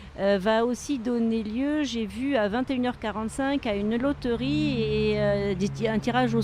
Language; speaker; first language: French; native; French